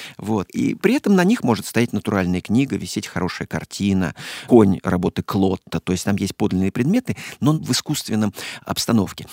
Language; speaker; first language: Russian; native; Russian